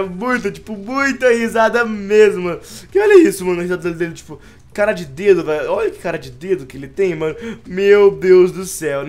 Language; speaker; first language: Portuguese; native; Portuguese